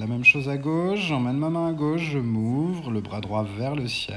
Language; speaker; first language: French; native; French